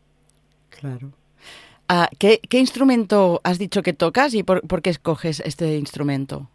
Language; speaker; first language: Spanish; non-native, local second language; Catalan